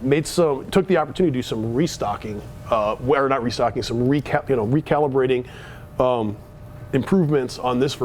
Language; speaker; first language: English; native; English